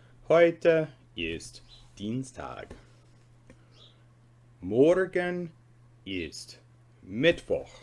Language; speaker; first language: German; non-native, fluent; English